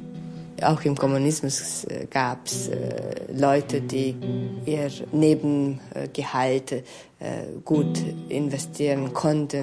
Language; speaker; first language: German; non-native, fluent; Hungarian